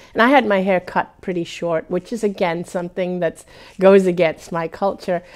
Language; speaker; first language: English; early bilingual, other home language; Hindi